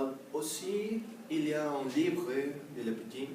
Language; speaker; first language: French; non-native, learner; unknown